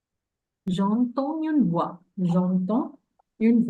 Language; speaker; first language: French; non-native, fluent; English